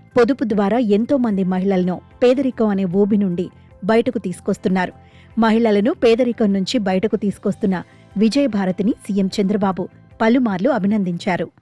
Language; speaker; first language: Telugu; native; Telugu